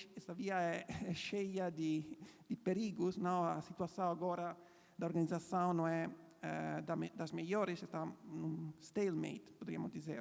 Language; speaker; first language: Portuguese; non-native, fluent; Italian